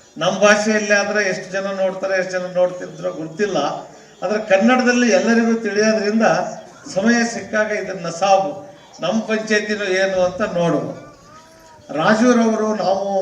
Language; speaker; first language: Kannada; non-native, local second language; Lambadi